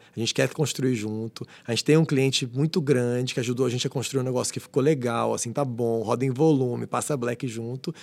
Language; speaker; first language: Portuguese; non-native, fluent; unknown